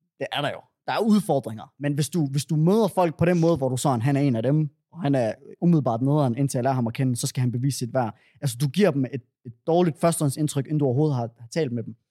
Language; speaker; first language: Danish; native; Danish